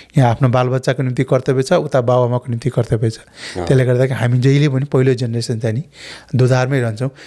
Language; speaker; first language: Nepali; native; Nepali